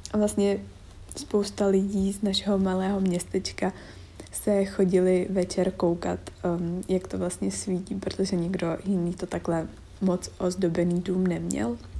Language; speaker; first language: Czech; native; Czech